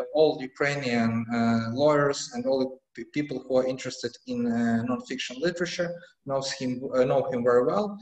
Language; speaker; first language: English; non-native, fluent; Ukrainian